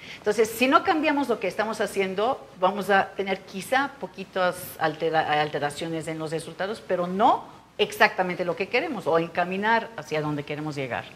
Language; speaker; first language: Spanish; non-native, fluent; Turkish